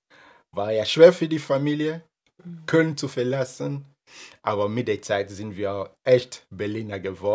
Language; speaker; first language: German; non-native, fluent; Lingala